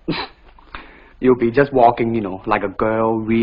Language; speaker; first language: English; non-native, local second language; Cantonese